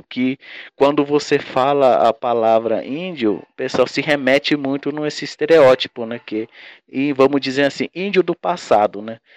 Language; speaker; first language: Portuguese; non-native, local second language; Guarani